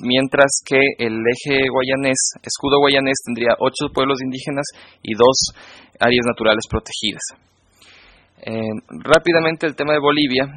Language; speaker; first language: Spanish; native; Spanish